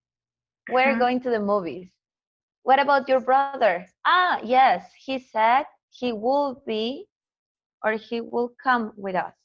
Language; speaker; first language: English; non-native, fluent; Spanish